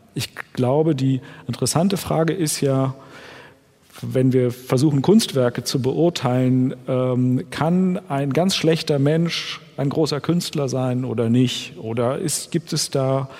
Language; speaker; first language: German; native; German